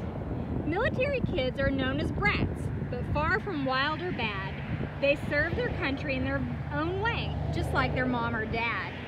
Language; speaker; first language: English; native; English